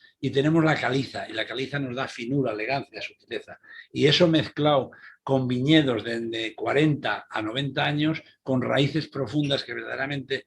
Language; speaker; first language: Spanish; native; Spanish